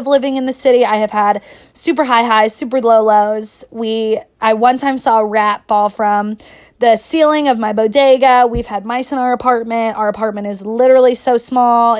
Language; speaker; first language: English; native; English